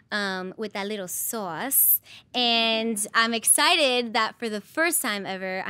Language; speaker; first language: English; native; English